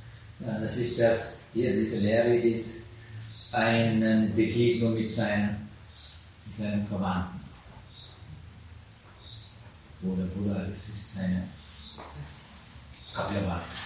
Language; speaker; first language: German; non-native, learner; Sinhala